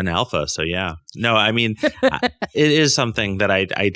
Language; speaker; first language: English; native; English